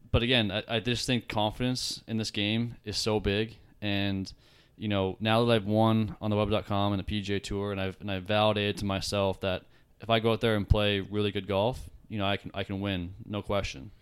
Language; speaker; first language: English; native; English